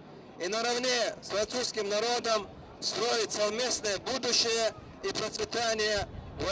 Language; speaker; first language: Russian; non-native, local second language; Chechen